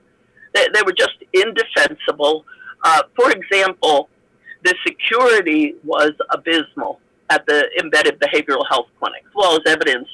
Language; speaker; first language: English; native; English